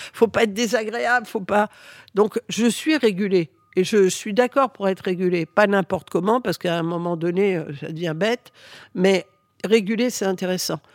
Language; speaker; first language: French; early bilingual, other home language; Spanish